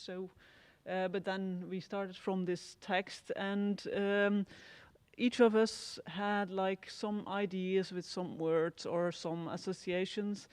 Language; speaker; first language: English; non-native, fluent; Dutch